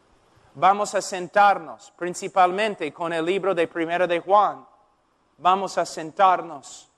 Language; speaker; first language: Spanish; non-native, fluent; English